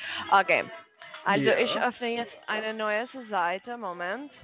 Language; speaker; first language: German; non-native, fluent; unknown